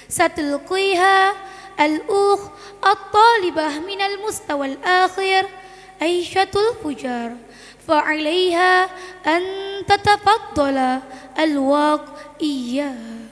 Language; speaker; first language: Arabic; non-native, learner; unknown